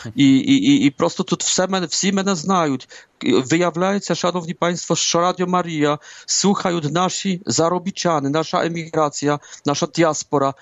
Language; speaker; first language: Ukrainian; early bilingual, heritage; Ukrainian